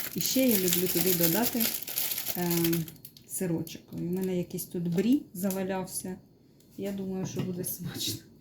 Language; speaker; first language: Ukrainian; non-native, local second language; Russian